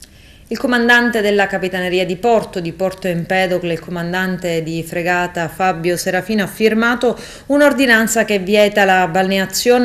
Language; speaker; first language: Italian; native; Italian